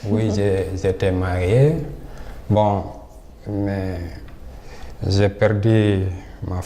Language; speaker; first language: French; non-native, local second language; Fula